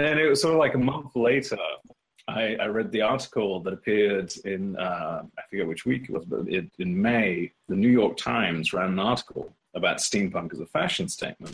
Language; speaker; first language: English; native; English